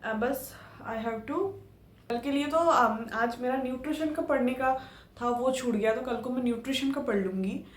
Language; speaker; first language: Hindi; non-native, local second language; Bangla